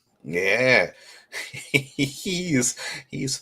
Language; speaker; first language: English; native; English